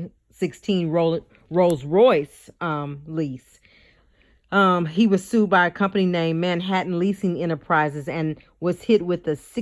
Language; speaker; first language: English; native; English